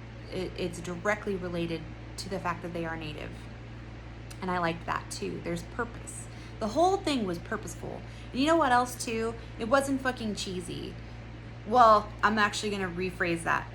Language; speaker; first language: English; native; English